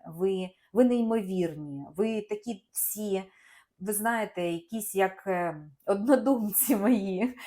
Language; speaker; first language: Ukrainian; non-native, local second language; Russian